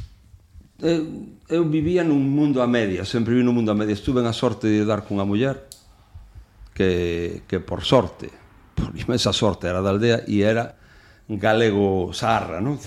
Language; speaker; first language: Galician; non-native, local second language; Spanish